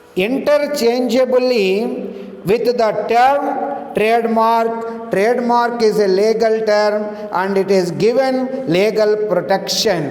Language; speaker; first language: English; non-native, local second language; Telugu